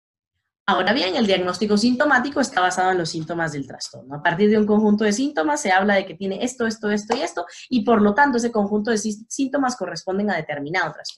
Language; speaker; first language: Spanish; native; Spanish